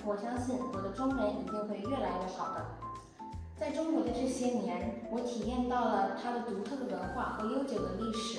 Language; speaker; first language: Chinese; early bilingual, other home language; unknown